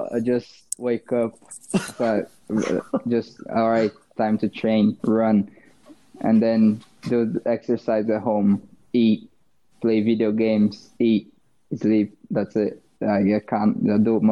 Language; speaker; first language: English; non-native, fluent; Portuguese